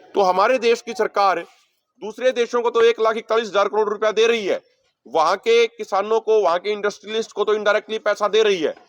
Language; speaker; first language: Hindi; native; Hindi